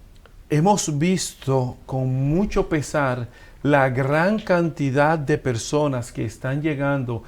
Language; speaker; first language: Spanish; native; Spanish